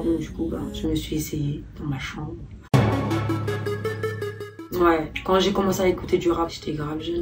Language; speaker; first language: French; native; French